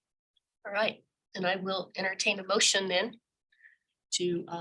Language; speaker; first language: English; native; English